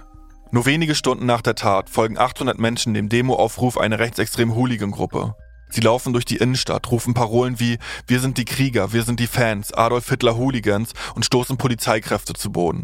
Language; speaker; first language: German; native; German